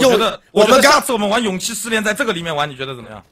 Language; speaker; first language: Chinese; native; Chinese